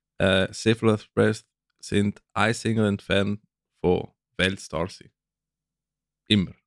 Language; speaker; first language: German; non-native, fluent; English